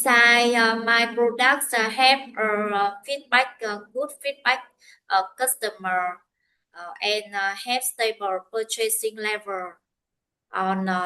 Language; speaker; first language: English; non-native, learner; Vietnamese